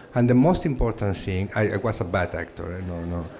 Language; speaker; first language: English; non-native, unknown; Catalan